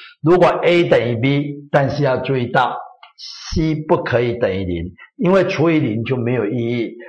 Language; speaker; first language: Chinese; native; Chinese